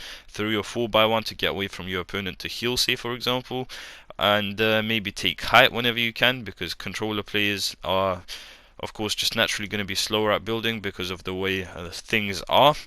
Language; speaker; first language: English; native; English